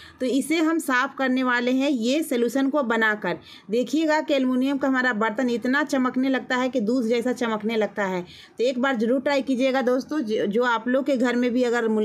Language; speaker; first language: Hindi; native; Hindi